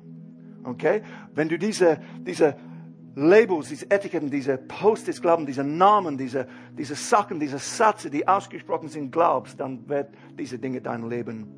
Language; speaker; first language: German; non-native, fluent; English